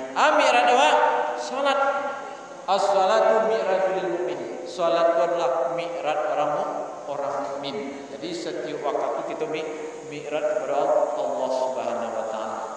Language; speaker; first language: Malay; non-native, local second language; Minangkabau